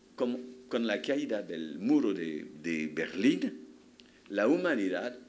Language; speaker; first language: Spanish; non-native, fluent; French